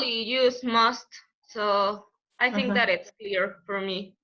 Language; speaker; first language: English; non-native, learner; Spanish